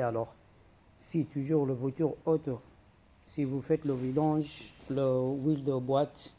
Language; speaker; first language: French; non-native, fluent; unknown